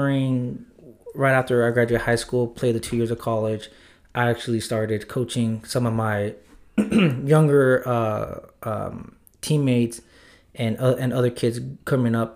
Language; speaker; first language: English; native; English